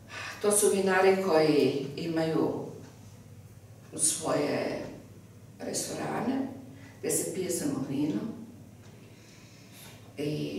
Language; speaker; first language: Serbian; early bilingual, heritage; Serbian